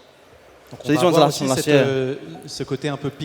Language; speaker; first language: French; native; French